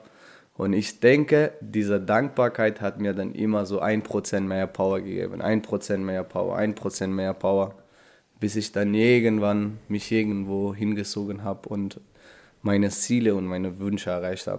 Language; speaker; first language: German; non-native, fluent; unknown